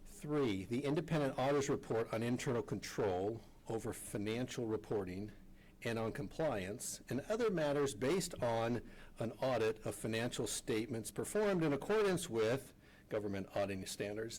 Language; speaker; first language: English; native; English